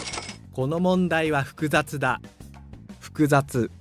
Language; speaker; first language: Japanese; non-native, learner; English